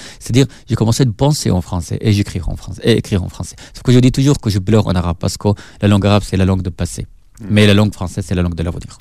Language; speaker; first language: French; non-native, fluent; Arabic